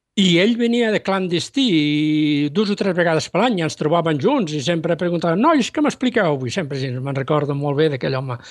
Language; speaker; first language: Catalan; native; Catalan